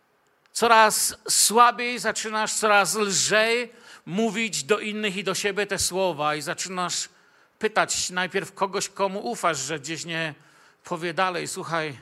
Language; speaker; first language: Polish; native; Polish